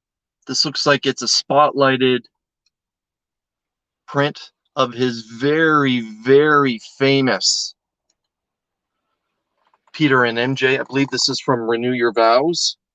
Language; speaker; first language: English; native; English